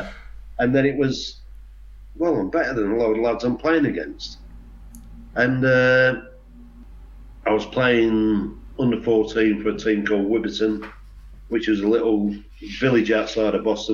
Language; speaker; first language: English; native; English